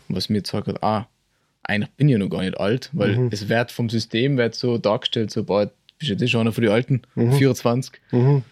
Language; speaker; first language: German; native; German